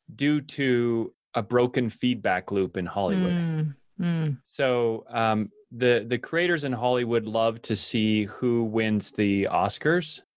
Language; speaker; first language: English; native; English